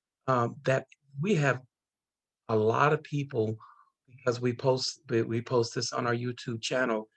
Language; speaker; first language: English; native; English